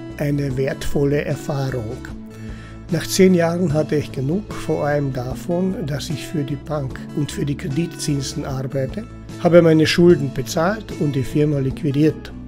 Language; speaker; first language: German; non-native, local second language; Slovenian